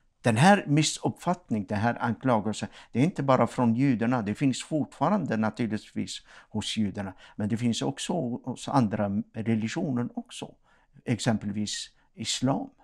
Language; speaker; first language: Swedish; non-native, fluent; Arabic